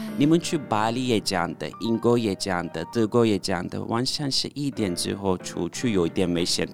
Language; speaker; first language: Chinese; non-native, fluent; Turkish